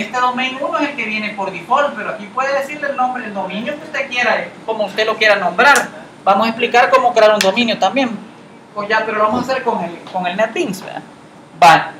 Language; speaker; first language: Spanish; native; Spanish